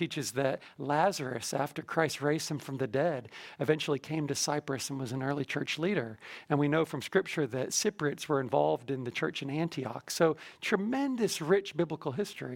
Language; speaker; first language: English; native; English